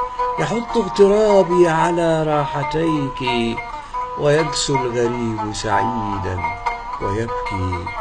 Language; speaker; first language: Arabic; native; Arabic